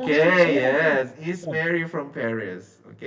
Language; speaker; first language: English; non-native, fluent; Indonesian